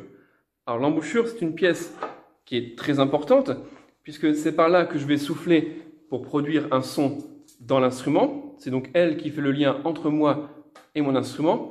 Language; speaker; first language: French; native; French